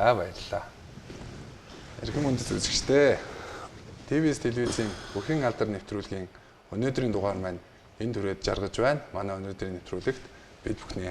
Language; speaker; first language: Mongolian; native; Mongolian